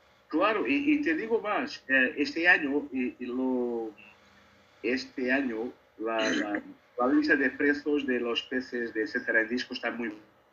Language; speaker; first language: Spanish; non-native, learner; Portuguese